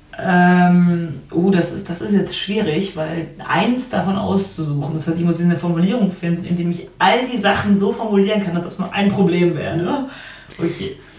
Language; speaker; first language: German; early bilingual, other home language; Polish